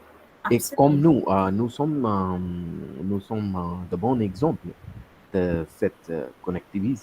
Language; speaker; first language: French; non-native, learner; Hindi